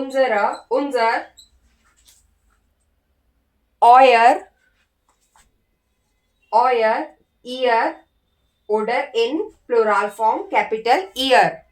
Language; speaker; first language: German; non-native, learner; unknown